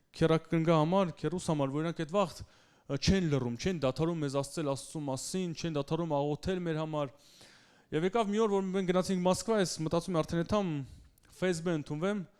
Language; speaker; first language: Armenian; early bilingual, heritage; Russian